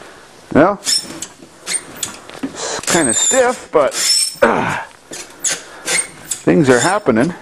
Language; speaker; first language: English; native; English